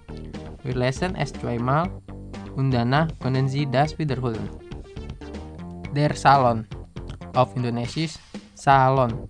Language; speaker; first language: German; non-native, fluent; Indonesian